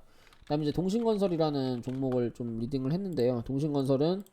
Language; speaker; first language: Korean; native; Korean